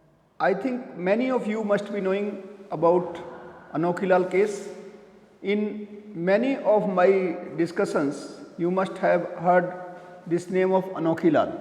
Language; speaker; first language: English; non-native, local second language; Hindi